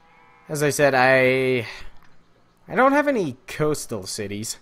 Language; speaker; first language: English; native; English